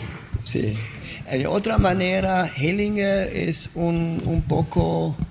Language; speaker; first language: Spanish; non-native, learner; German